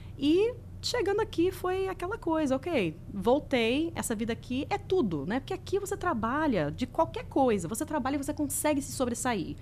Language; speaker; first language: Portuguese; early bilingual, heritage; Portuguese